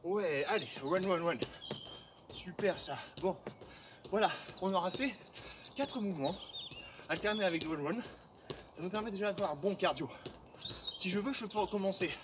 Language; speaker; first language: French; native; French